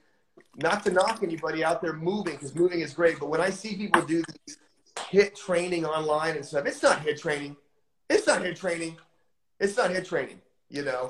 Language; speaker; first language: English; native; English